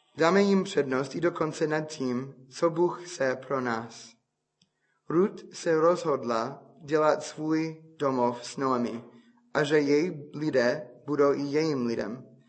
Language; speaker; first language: Czech; non-native, fluent; English